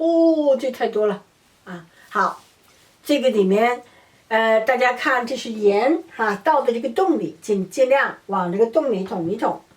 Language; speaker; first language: Chinese; native; Chinese